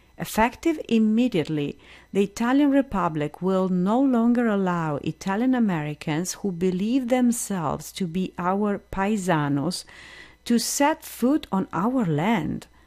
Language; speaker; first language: English; non-native, fluent; Italian